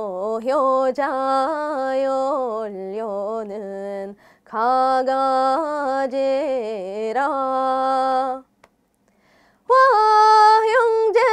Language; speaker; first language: Korean; non-native, fluent; Arabic